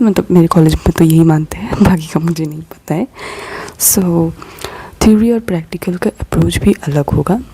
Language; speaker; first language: Hindi; non-native, local second language; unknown